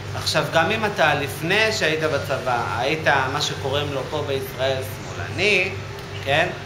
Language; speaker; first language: Hebrew; native; Hebrew